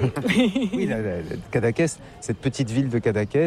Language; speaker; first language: French; native; French